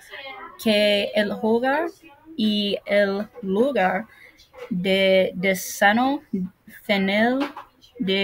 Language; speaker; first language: Spanish; non-native, learner; English